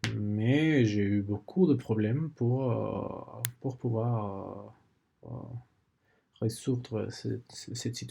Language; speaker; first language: French; non-native, learner; Spanish